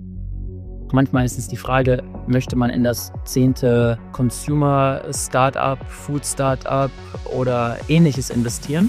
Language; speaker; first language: German; native; German